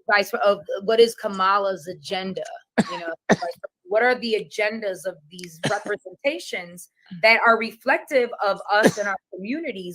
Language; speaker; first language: English; non-native, local second language; Spanish